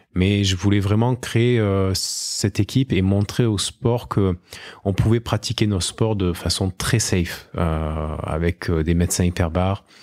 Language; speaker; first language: French; native; French